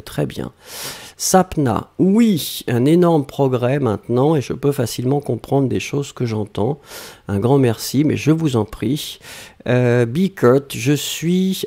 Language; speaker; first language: French; native; French